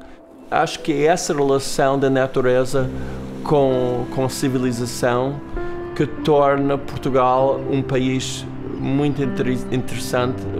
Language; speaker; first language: Portuguese; non-native, fluent; English